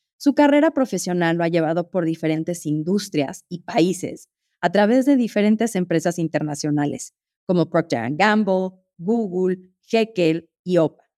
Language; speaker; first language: Spanish; native; Spanish